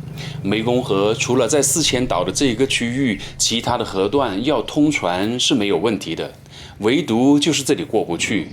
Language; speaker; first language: Chinese; native; Chinese